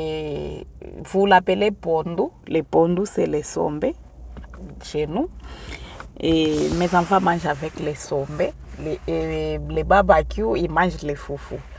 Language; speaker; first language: French; non-native, local second language; Swahili